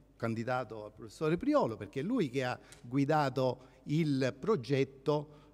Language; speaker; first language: Italian; native; Italian